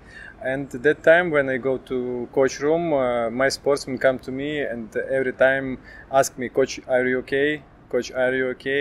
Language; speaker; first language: English; non-native, learner; Ukrainian